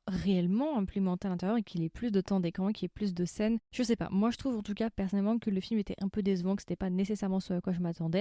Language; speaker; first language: French; native; French